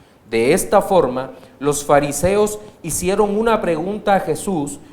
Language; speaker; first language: Spanish; native; Spanish